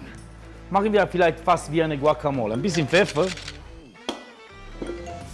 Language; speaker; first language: German; non-native, fluent; Italian